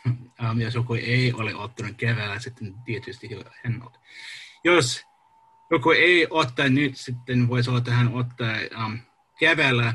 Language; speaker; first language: Finnish; non-native, learner; English